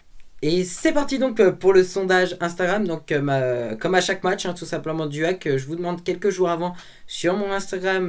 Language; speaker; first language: French; native; French